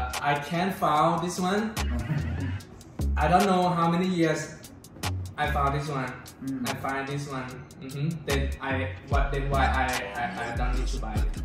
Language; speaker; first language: English; non-native, learner; Thai